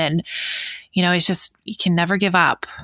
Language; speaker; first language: English; native; English